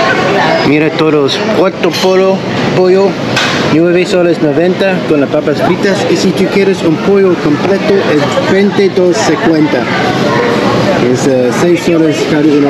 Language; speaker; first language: Spanish; non-native, learner; English